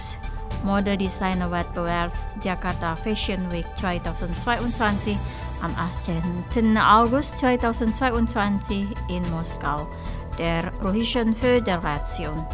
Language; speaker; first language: German; non-native, fluent; Indonesian